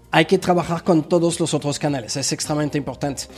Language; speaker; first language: Spanish; non-native, fluent; French